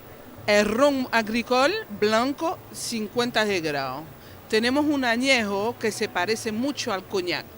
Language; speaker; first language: Spanish; non-native, fluent; French